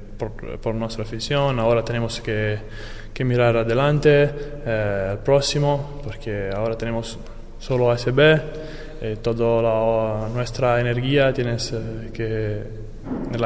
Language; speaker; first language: Spanish; non-native, learner; Italian